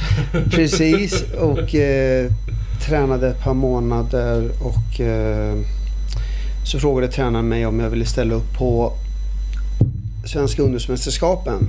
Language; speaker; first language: Swedish; early bilingual, other home language; Arabic